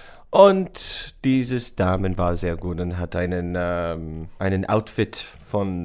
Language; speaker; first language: German; non-native, learner; English